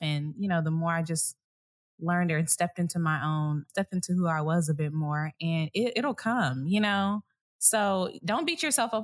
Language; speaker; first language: English; native; English